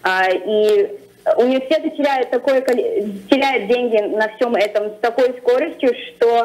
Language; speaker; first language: Russian; early bilingual, other home language; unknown